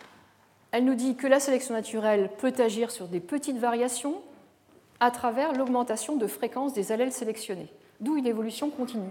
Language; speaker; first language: French; native; French